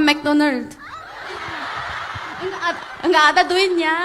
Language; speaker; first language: Indonesian; non-native, fluent; Korean